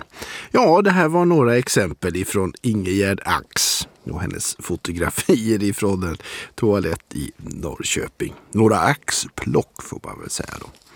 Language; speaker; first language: Swedish; native; Swedish